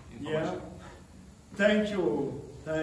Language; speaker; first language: English; non-native, learner; French